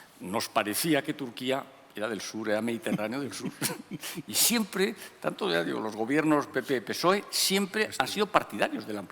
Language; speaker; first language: Spanish; native; Spanish